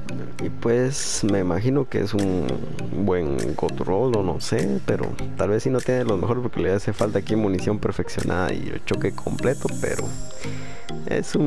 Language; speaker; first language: Spanish; native; Spanish